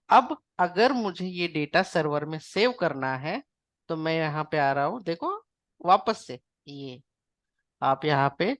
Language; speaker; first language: Hindi; non-native, local second language; Marathi